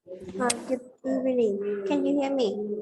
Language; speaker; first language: English; non-native, fluent; Vietnamese